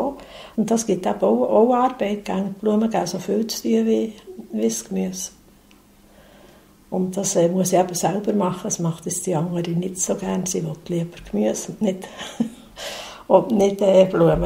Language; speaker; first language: German; native; German